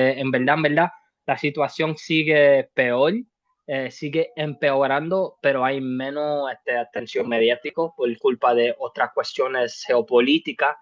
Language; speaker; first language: Spanish; early bilingual, heritage; Spanish